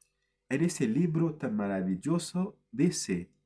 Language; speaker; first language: Spanish; non-native, fluent; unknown